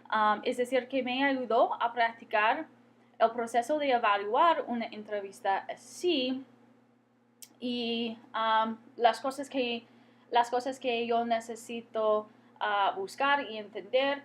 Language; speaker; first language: Spanish; non-native, fluent; English